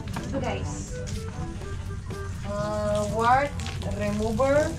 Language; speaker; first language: English; non-native, local second language; Filipino